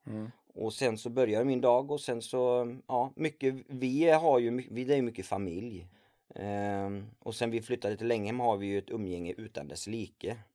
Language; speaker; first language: Swedish; native; Swedish